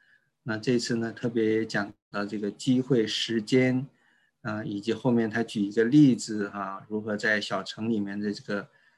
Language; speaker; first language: Chinese; native; Chinese